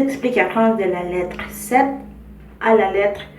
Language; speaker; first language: French; non-native, learner; Spanish